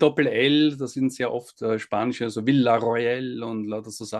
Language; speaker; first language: German; native; German